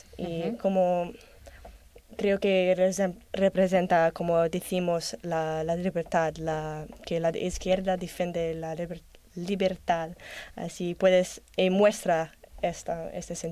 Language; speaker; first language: Spanish; non-native, learner; English